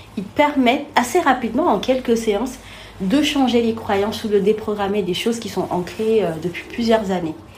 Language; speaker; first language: French; non-native, local second language; Wolof